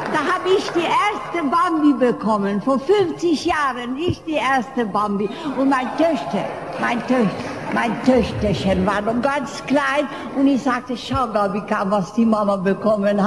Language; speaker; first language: German; non-native, fluent; Hungarian